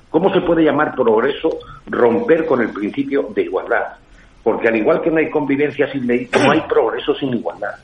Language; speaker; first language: Spanish; native; Spanish